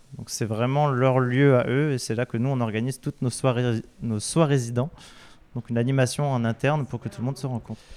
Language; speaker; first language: French; native; French